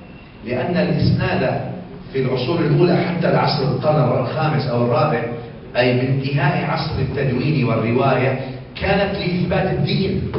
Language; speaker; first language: Arabic; native; Arabic